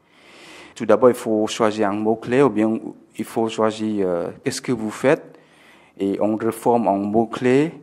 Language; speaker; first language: French; non-native, fluent; Khmer